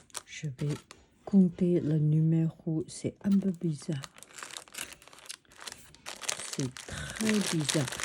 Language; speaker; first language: French; non-native, learner; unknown